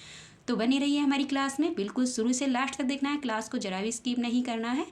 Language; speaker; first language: Hindi; native; Hindi